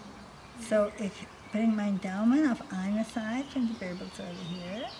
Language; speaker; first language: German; non-native, learner; English